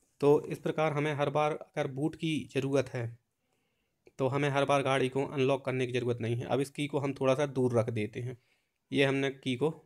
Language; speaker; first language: Hindi; native; Hindi